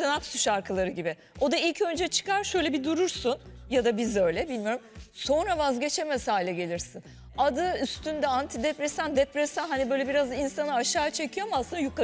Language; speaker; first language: Turkish; native; Turkish